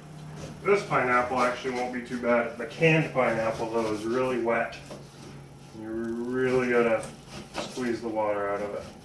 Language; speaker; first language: English; native; English